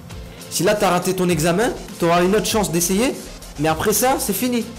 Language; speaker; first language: French; native; French